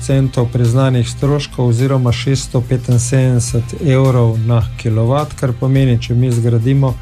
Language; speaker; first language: Slovenian; native; Slovenian